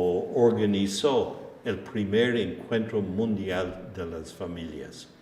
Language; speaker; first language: Spanish; non-native, fluent; English